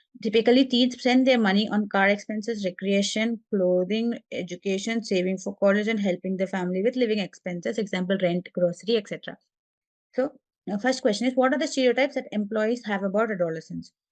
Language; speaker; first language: English; non-native, local second language; Malayalam